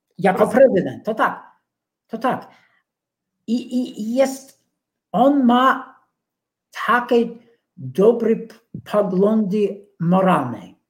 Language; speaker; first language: Polish; non-native, fluent; English